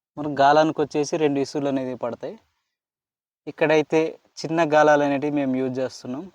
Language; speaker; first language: Telugu; non-native, local second language; Koya